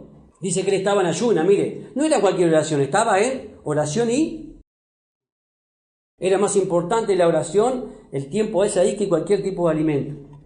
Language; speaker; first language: Spanish; native; Spanish